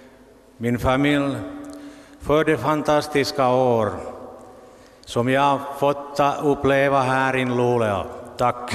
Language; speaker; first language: Swedish; non-native, local second language; Finnish